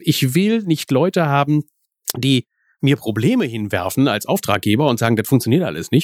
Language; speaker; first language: German; native; German